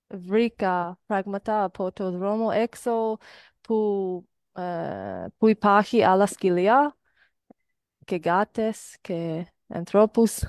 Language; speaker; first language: Greek; non-native, learner; English